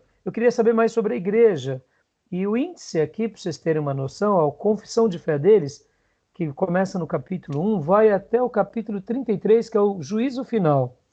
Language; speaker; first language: Portuguese; native; Portuguese